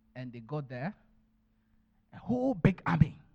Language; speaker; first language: English; non-native, local second language; Akan